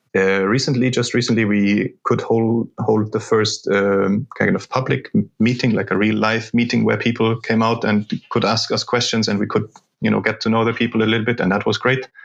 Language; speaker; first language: English; non-native, fluent; German